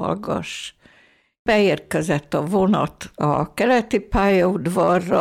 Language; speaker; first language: Hungarian; native; Hungarian